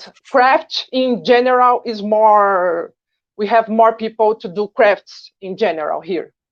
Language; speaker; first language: English; non-native, learner; Portuguese